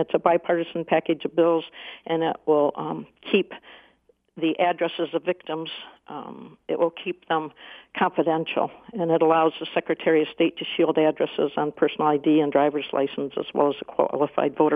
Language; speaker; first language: English; native; English